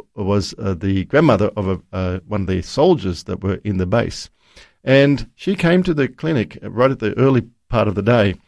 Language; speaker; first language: English; native; English